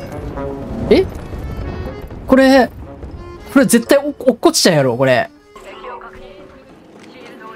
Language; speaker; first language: Japanese; native; Japanese